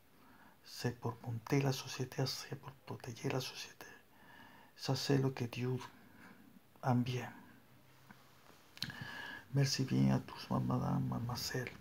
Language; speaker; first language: French; non-native, learner; Spanish